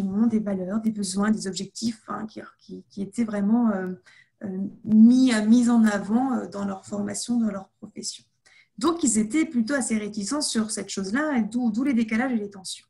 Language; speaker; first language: French; native; French